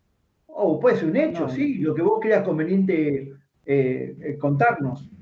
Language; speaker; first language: Spanish; native; Spanish